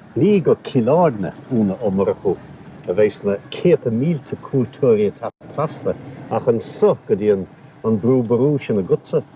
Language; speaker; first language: Irish; native; Irish